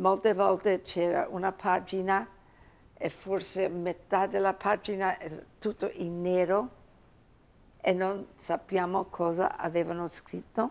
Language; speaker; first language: Italian; early bilingual, heritage; English